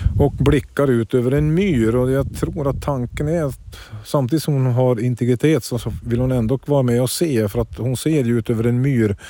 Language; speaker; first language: Swedish; native; Swedish